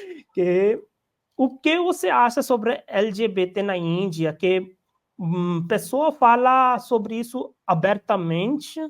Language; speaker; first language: Portuguese; non-native, learner; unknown